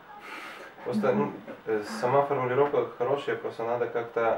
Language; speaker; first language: Russian; native; Russian